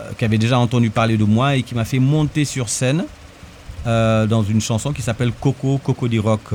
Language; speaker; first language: French; non-native, local second language; Wolof